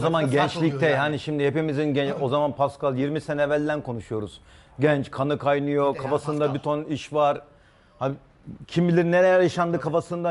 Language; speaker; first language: Turkish; native; Turkish